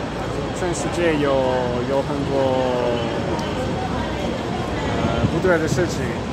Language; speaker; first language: Chinese; non-native, learner; Italian